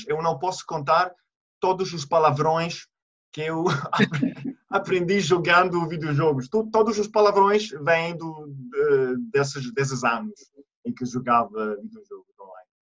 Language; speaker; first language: Portuguese; non-native, fluent; Italian